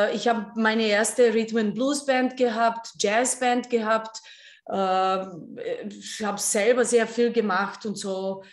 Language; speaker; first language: German; non-native, fluent; Serbian